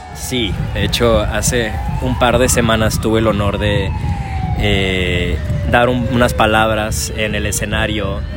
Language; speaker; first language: Spanish; early bilingual, heritage; Spanish